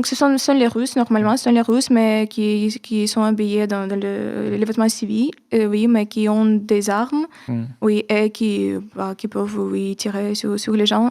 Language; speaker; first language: French; non-native, fluent; Ukrainian